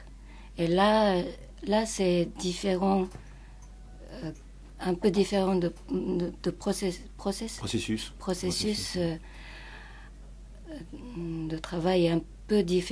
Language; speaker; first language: French; non-native, fluent; Japanese